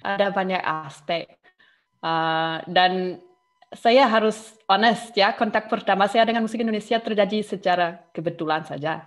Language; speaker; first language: Indonesian; non-native, fluent; German